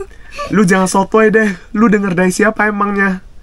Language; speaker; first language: Indonesian; native; Indonesian